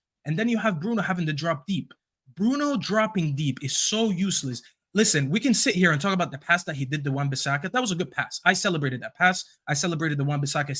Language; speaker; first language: English; native; English